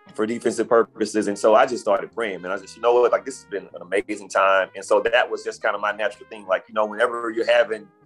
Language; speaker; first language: English; native; English